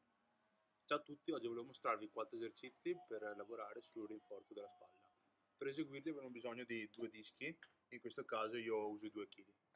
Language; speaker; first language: Italian; native; Italian